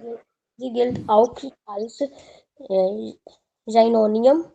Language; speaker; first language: German; non-native, learner; Hindi